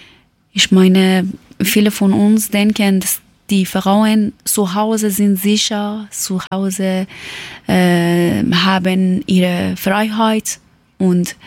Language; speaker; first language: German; non-native, learner; Persian